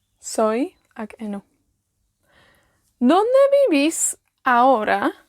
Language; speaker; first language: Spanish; non-native, fluent; Welsh